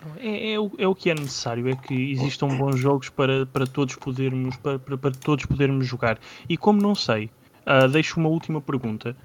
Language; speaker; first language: Portuguese; native; Portuguese